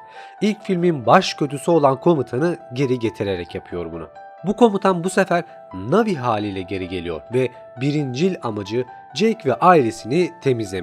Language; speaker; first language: Turkish; native; Turkish